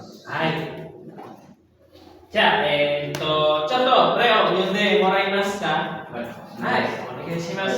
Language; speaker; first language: Japanese; non-native, fluent; Indonesian